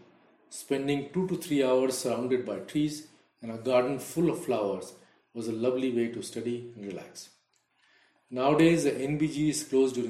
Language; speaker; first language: English; non-native, local second language; Hindi